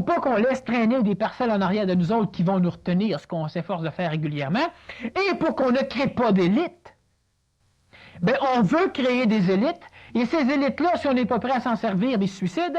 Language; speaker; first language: French; native; French